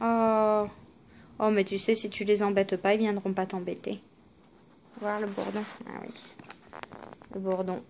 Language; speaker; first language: French; native; French